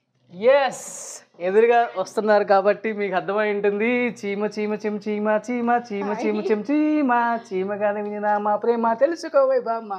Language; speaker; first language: Telugu; native; Telugu